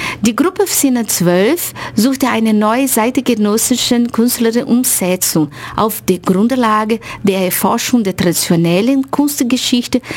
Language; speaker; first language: German; non-native, fluent; Portuguese